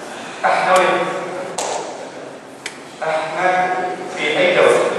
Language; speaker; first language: Arabic; native; Arabic